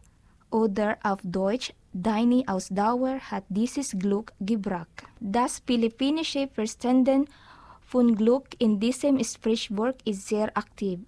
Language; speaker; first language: German; non-native, learner; Filipino